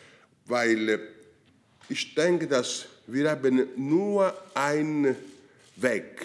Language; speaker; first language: German; non-native, fluent; Italian